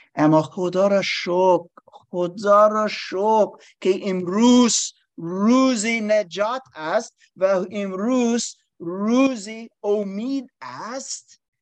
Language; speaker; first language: Persian; non-native, learner; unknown